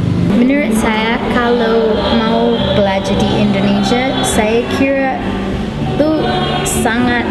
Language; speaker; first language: Indonesian; non-native, learner; English